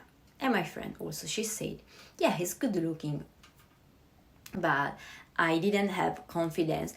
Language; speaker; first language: English; non-native, fluent; Italian